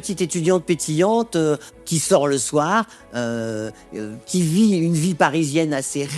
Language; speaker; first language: French; native; French